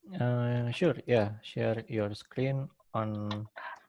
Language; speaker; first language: English; non-native, fluent; Indonesian